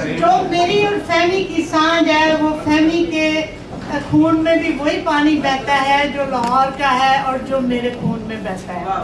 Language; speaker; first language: Urdu; non-native, local second language; Punjabi